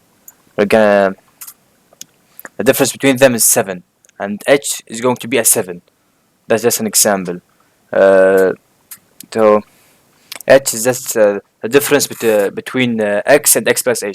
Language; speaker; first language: English; non-native, fluent; Arabic